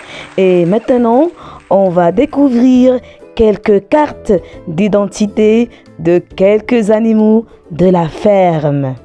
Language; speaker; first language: French; non-native, local second language; Arabic